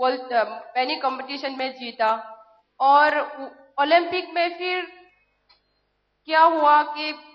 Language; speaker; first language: Hindi; non-native, local second language; Manipuri